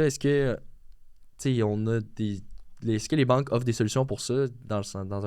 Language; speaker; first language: French; native; French